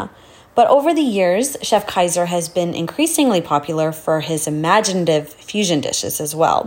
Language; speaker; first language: English; native; English